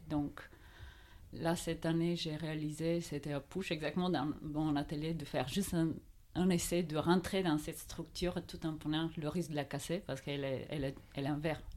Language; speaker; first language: French; non-native, fluent; Bulgarian